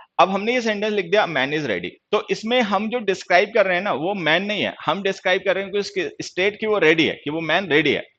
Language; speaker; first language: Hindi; native; Hindi